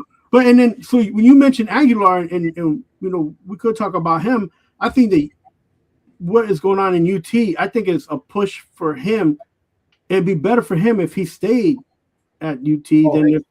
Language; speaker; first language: English; native; English